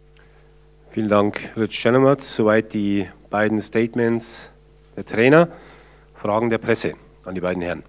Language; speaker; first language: German; native; German